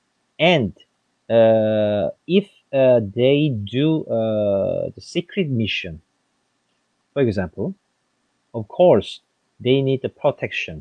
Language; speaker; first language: English; non-native, fluent; French